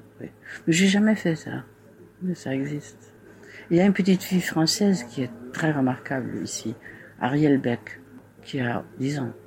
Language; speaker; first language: French; non-native, fluent; Spanish